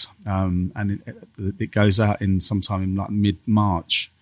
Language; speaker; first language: English; native; English